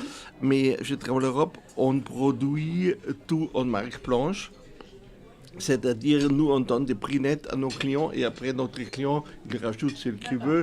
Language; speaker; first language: French; non-native, fluent; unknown